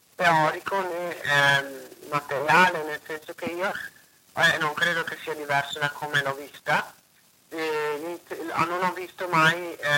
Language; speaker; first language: Italian; native; Italian